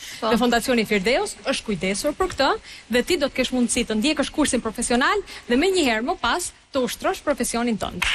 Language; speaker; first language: Albanian; native; Albanian